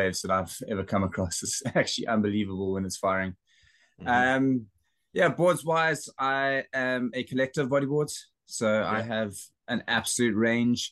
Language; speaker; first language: English; native; English